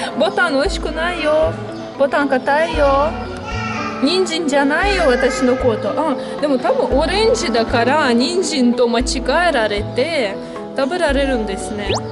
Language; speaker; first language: Japanese; non-native, fluent; Russian